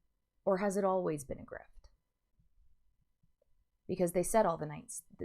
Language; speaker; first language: English; native; English